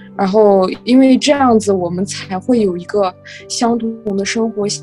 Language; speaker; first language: Chinese; non-native, local second language; Kazakh